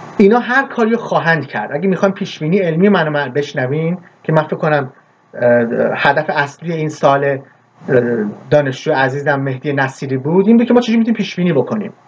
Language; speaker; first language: Persian; early bilingual, heritage; Persian